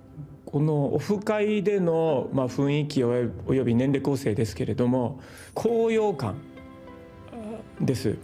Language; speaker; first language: Japanese; native; Japanese